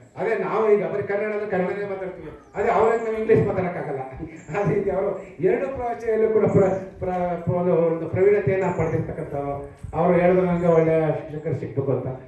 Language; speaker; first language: Kannada; native; Kannada